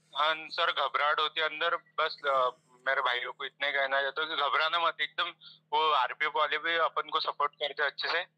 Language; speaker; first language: Hindi; non-native, local second language; Marathi